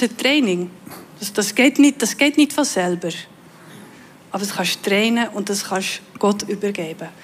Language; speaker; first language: German; non-native, fluent; Dutch